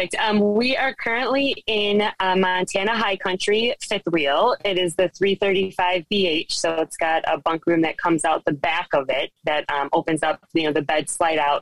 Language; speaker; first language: English; native; English